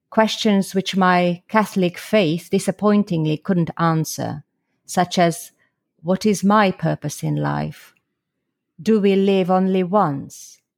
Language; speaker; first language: English; non-native, fluent; Slovak